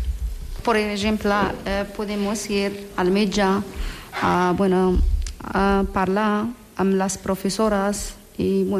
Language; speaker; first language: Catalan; non-native, learner; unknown